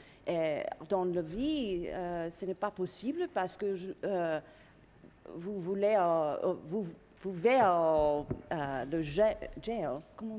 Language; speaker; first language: French; non-native, learner; English